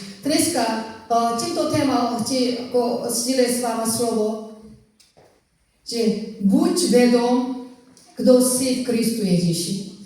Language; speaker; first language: Czech; non-native, fluent; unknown